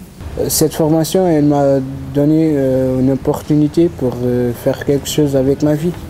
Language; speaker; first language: French; early bilingual, other home language; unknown